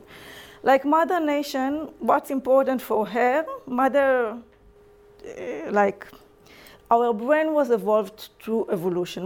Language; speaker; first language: English; non-native, fluent; Hebrew